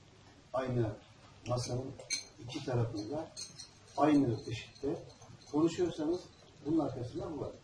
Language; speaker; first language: Turkish; native; Turkish